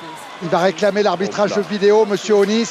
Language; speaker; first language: French; native; French